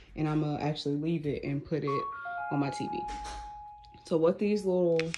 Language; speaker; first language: English; native; English